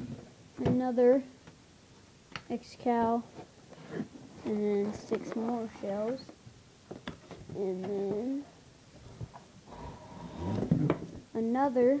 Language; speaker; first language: English; native; English